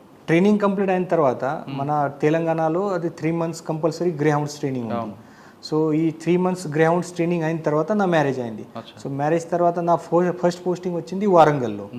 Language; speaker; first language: Telugu; non-native, fluent; Marathi